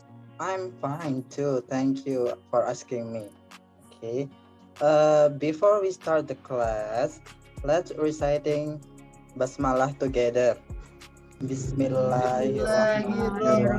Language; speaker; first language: English; non-native, learner; Indonesian